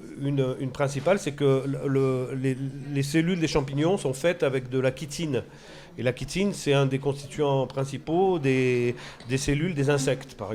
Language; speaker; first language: French; native; French